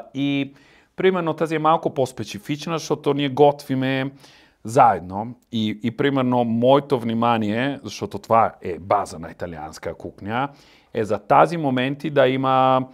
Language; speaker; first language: Bulgarian; non-native, learner; Italian